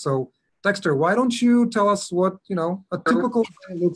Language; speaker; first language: English; non-native, fluent; Hebrew